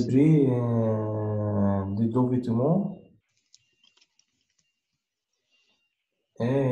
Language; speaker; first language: French; non-native, learner; Arabic